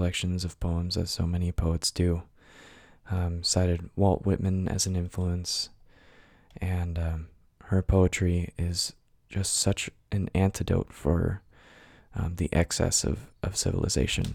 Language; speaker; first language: English; native; English